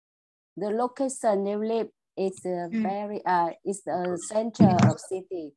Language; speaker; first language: English; non-native, learner; Vietnamese